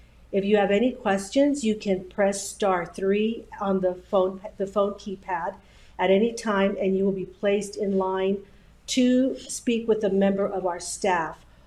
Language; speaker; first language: English; native; English